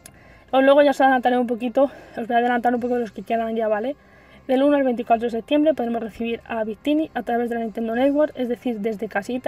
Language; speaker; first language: Spanish; native; Spanish